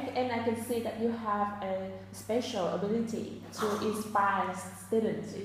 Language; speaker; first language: English; non-native, fluent; Vietnamese